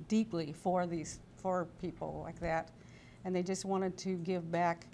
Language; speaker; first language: English; native; English